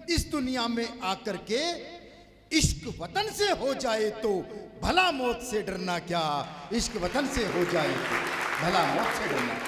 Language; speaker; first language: Hindi; native; Hindi